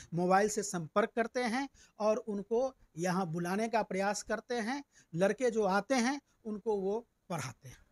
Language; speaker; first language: Hindi; native; Hindi